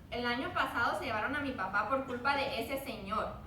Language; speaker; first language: Spanish; early bilingual, other home language; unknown